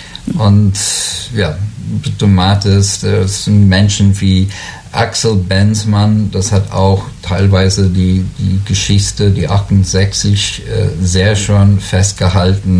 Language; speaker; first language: German; non-native, learner; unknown